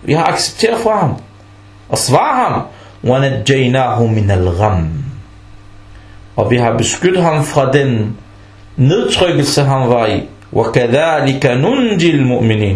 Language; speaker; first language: Danish; early bilingual, other home language; Arabic